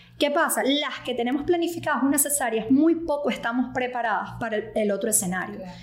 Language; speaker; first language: Spanish; native; Spanish